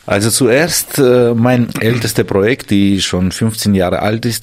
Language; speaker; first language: German; non-native, fluent; Armenian